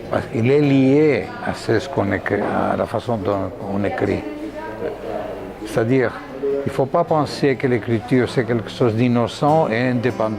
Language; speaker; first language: French; non-native, fluent; Greek